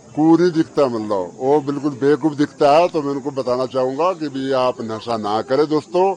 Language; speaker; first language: Hindi; native; Hindi